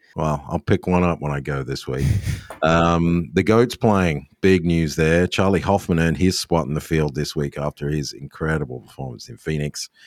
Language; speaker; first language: English; native; English